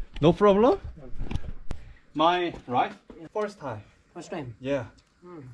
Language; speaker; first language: English; non-native, learner; Korean